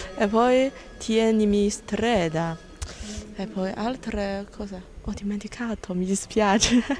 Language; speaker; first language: Italian; non-native, learner; Chinese